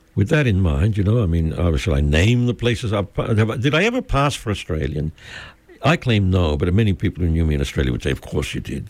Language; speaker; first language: English; early bilingual, other home language; Spanish